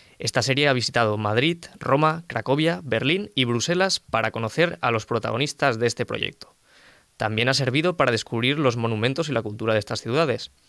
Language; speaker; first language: Spanish; native; Spanish